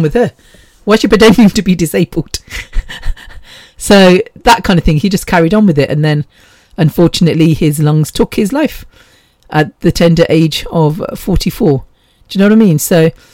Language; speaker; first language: English; native; English